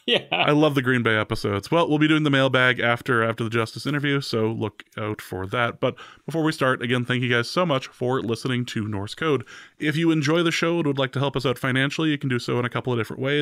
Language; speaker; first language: English; native; English